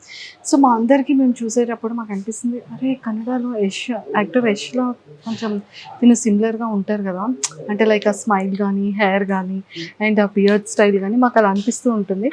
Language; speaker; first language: Telugu; native; Telugu